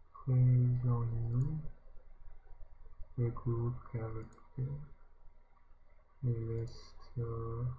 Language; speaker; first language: French; non-native, learner; English